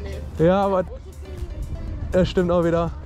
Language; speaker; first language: German; native; German